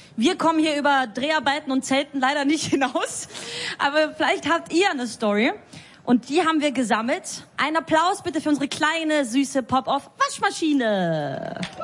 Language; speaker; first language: German; non-native, fluent; Bulgarian